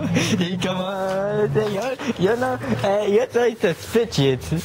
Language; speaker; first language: Spanish; early bilingual, heritage; Spanish